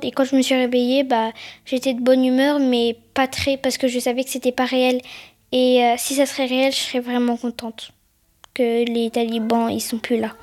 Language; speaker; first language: French; early bilingual, other home language; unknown